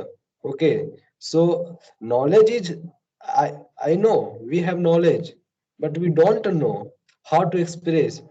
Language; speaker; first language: English; non-native, learner; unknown